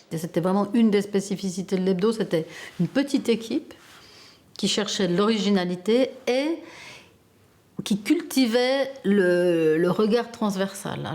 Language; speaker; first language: French; early bilingual, other home language; Italian